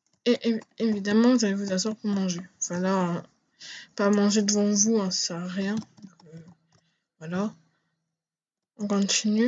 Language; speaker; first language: French; native; French